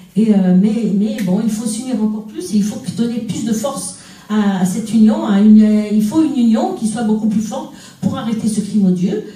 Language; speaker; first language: French; non-native, local second language; Arabic